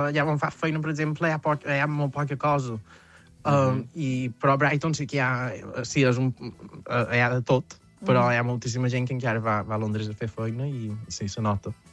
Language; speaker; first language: Catalan; native; Catalan